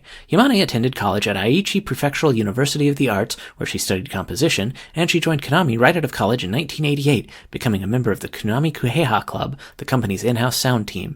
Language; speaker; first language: English; native; English